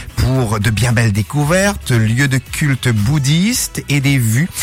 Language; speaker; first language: French; non-native, local second language; Morisyen